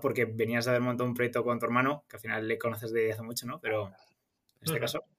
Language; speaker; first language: Spanish; native; Spanish